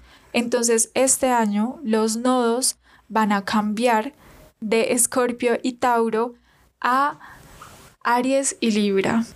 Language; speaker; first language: Spanish; native; Spanish